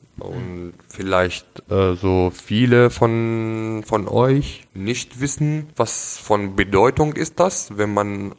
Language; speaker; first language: German; non-native, local second language; Arabic